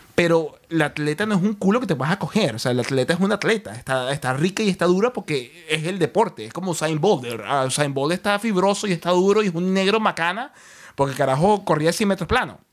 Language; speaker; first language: Spanish; native; Spanish